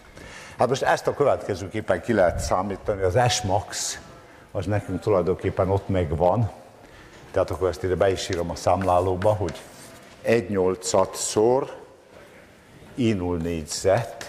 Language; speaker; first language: Hungarian; native; Hungarian